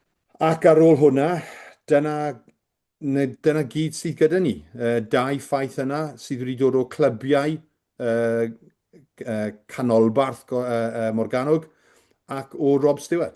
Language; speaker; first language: Welsh; native; Welsh